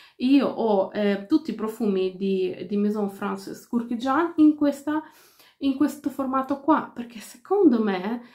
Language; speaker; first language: Italian; non-native, fluent; Ukrainian